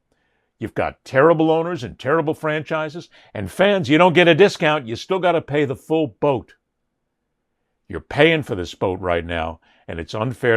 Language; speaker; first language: English; native; English